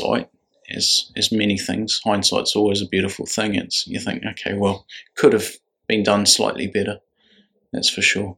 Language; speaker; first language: English; native; English